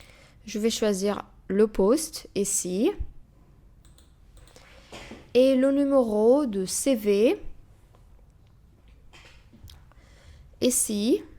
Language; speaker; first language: French; non-native, fluent; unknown